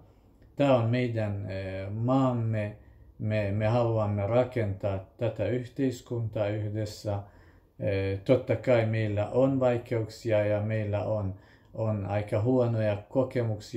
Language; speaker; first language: Finnish; non-native, fluent; Kurdish